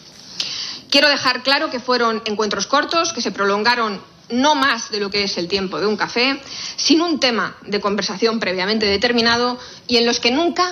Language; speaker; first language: Spanish; native; Spanish